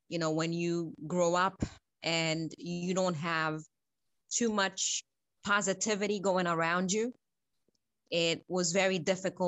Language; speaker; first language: English; non-native, fluent; Haitian Creole